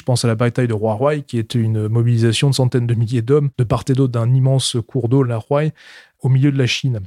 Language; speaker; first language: French; native; French